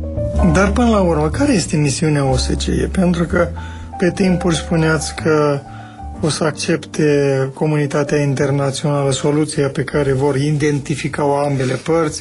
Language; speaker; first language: Romanian; native; Romanian